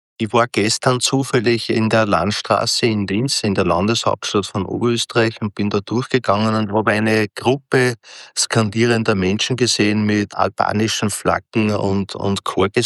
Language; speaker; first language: German; native; German